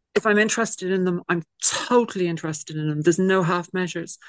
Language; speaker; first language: English; native; English